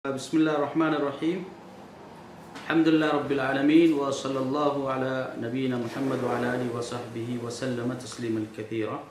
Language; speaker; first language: Arabic; non-native, fluent; Urdu